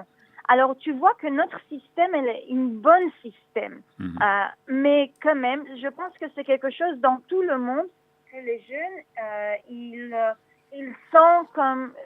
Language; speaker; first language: French; non-native, learner; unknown